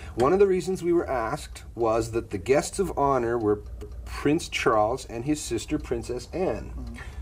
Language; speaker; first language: English; native; English